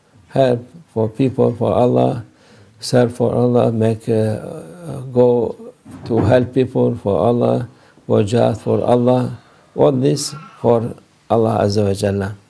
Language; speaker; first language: English; non-native, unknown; Turkish